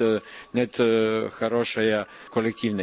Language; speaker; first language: Russian; non-native, learner; Serbian